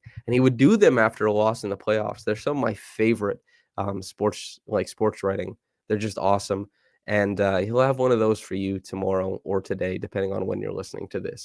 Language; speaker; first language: English; native; English